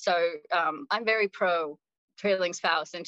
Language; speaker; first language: English; native; English